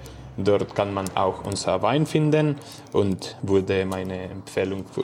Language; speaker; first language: German; non-native, learner; Spanish